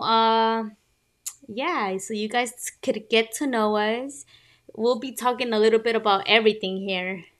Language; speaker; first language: English; early bilingual, other home language; Spanish